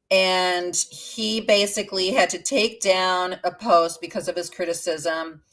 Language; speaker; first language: English; native; English